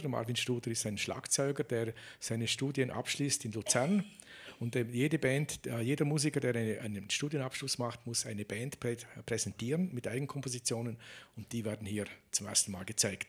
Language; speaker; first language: German; native; German